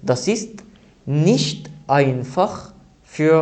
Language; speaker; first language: German; non-native, learner; Arabic